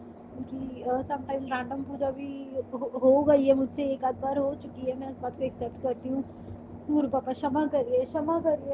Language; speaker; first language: Hindi; native; Hindi